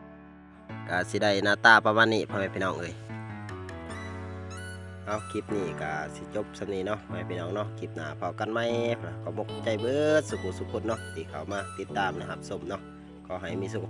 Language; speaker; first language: Thai; non-native, local second language; Lao